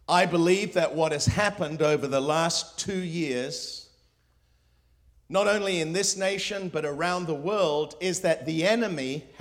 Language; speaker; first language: English; non-native, local second language; Spanish